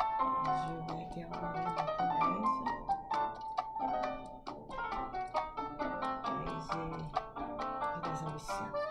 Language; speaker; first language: French; non-native, local second language; Haitian Creole